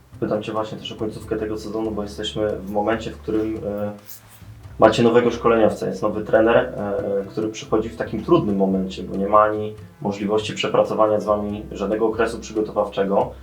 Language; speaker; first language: Polish; native; Polish